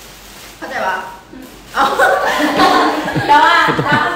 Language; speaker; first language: Chinese; non-native, learner; Lao